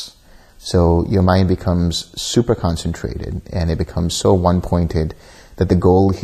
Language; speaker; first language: English; native; English